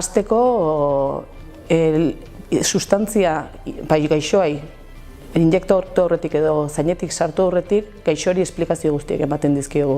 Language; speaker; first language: Basque; native; Basque